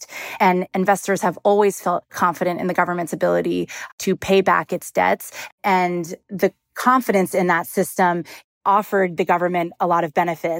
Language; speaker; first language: English; native; English